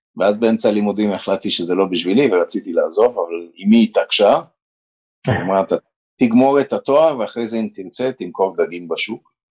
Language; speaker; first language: Hebrew; early bilingual, other home language; Romanian